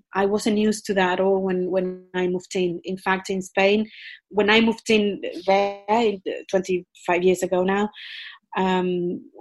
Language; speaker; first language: English; non-native, fluent; Spanish